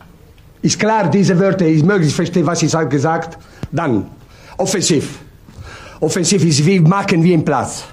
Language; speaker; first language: German; non-native, learner; Italian